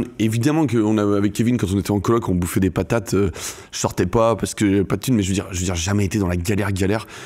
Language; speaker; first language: French; native; French